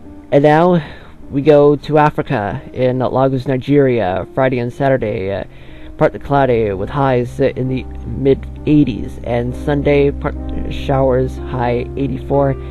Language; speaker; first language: English; early bilingual, other home language; Spanish